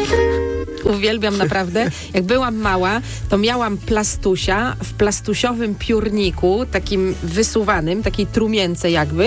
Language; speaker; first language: Polish; native; Polish